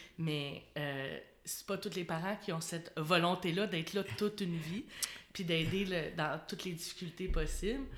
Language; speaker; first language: French; native; French